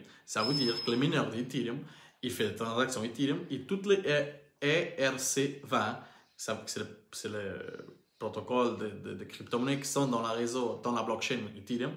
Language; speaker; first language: French; non-native, learner; Portuguese